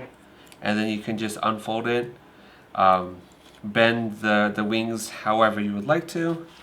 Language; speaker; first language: English; native; English